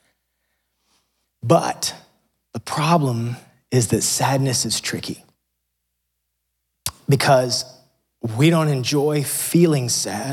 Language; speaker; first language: English; native; English